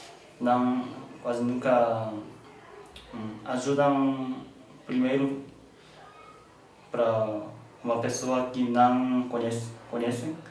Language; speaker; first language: Portuguese; non-native, learner; Korean